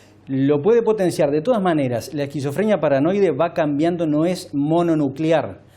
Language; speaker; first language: Spanish; native; Spanish